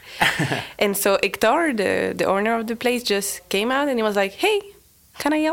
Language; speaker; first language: English; non-native, fluent; French